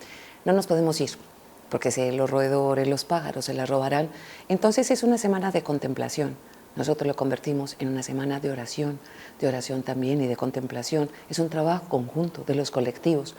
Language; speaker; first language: Spanish; native; Spanish